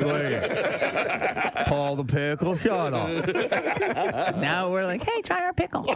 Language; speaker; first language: English; native; English